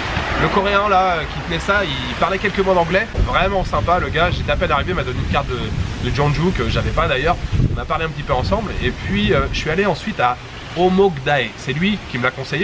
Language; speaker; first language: French; native; French